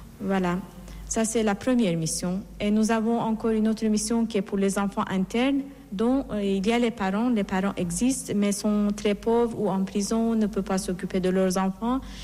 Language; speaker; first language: French; non-native, fluent; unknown